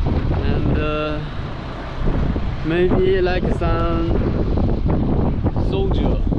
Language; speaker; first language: English; non-native, fluent; Chinese